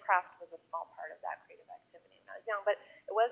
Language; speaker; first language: English; native; English